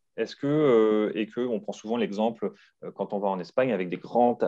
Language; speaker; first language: French; native; French